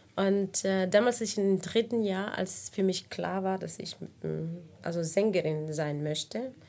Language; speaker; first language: German; non-native, fluent; Spanish